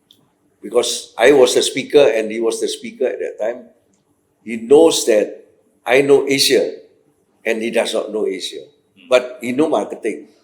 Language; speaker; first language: English; non-native, fluent; Indonesian